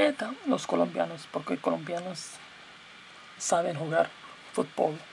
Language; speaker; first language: Spanish; non-native, learner; English